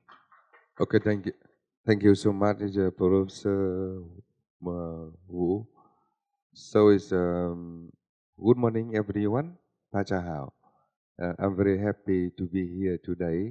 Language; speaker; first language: English; non-native, learner; Vietnamese